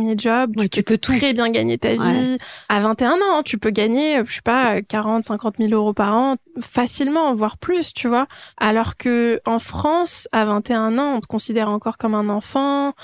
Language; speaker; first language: French; native; French